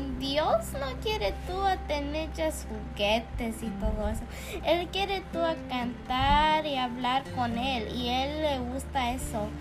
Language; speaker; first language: Spanish; early bilingual, heritage; English